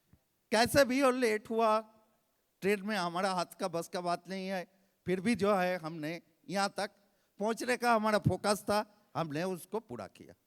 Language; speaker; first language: Hindi; native; Hindi